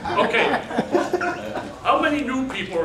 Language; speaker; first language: English; native; English